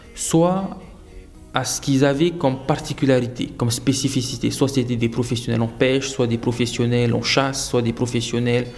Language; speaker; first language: French; native; French